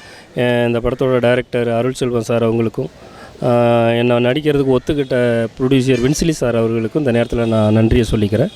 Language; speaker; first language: Tamil; native; Tamil